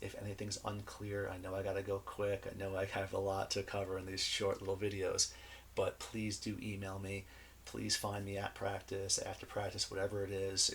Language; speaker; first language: English; native; English